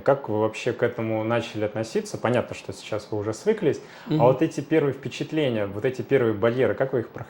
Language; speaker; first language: Russian; native; Russian